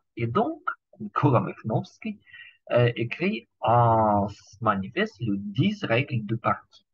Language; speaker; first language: French; non-native, learner; Ukrainian